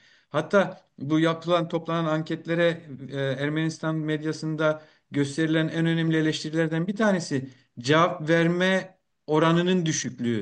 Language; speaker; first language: Turkish; native; Turkish